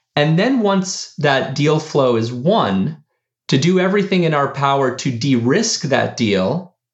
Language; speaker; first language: English; early bilingual, other home language; Spanish